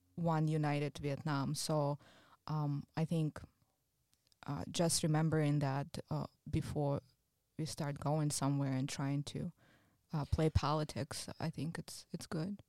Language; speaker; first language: English; non-native, fluent; Russian